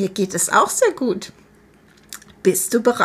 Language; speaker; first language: German; non-native, fluent; English